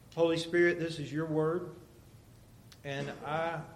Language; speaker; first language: English; native; English